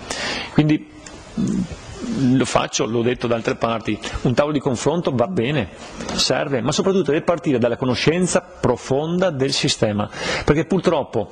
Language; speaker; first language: Italian; native; Italian